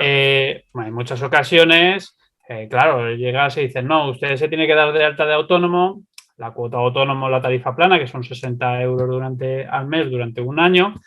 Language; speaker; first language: Spanish; native; Spanish